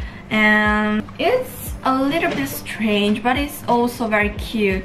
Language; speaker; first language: English; non-native, learner; Chinese